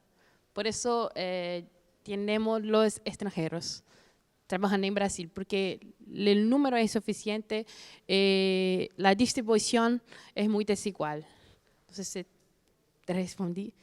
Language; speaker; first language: Spanish; non-native, fluent; Portuguese